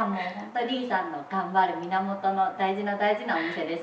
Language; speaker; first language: Japanese; native; Japanese